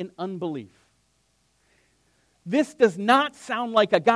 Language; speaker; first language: English; native; English